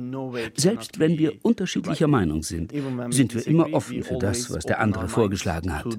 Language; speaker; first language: German; non-native, fluent; Turkish